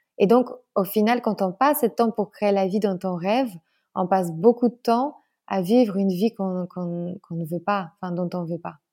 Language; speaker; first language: French; non-native, fluent; Polish